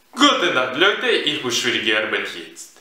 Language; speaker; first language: German; non-native, learner; Russian